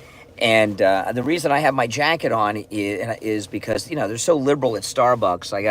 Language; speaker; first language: English; native; English